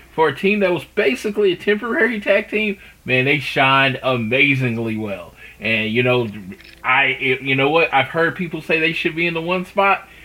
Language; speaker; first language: English; native; English